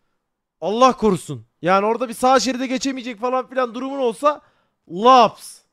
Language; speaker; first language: Turkish; native; Turkish